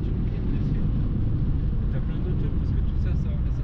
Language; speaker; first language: French; native; French